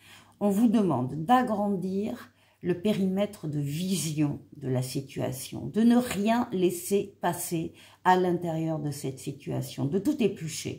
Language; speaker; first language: French; native; French